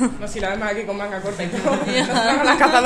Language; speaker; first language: Spanish; native; Spanish